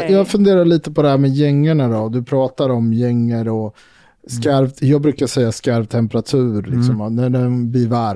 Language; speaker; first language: Swedish; native; Swedish